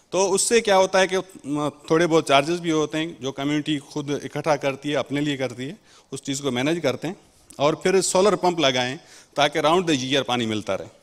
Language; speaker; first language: Urdu; non-native, local second language; Sindhi